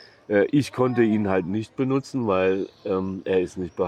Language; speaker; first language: German; native; German